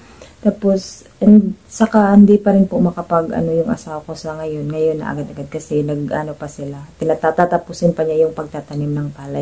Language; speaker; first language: Filipino; native; Filipino